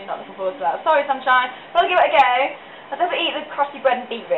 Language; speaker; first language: English; native; English